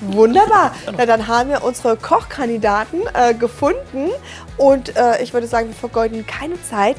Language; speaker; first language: German; native; German